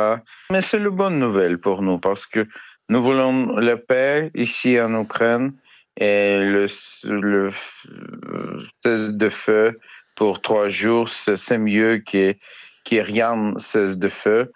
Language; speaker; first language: French; non-native, learner; Ukrainian